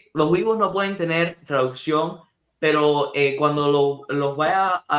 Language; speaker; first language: Spanish; early bilingual, heritage; Spanish